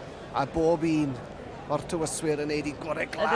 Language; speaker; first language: Welsh; native; Welsh